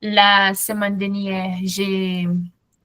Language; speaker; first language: French; non-native, learner; Portuguese